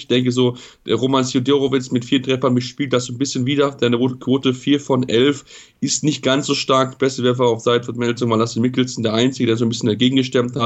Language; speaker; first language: German; native; German